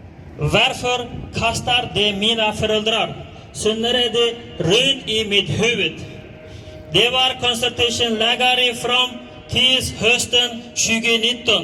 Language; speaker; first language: Swedish; non-native, learner; Uyghur